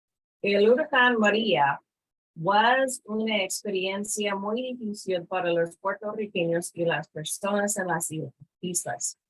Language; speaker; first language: Spanish; non-native, fluent; English